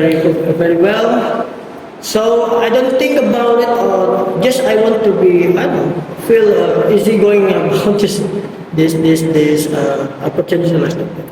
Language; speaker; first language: English; non-native, learner; Indonesian